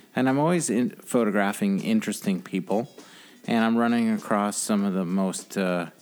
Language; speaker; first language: English; native; English